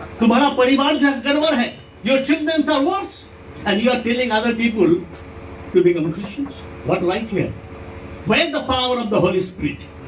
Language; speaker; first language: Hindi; non-native, local second language; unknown